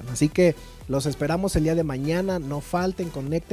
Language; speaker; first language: Spanish; native; Spanish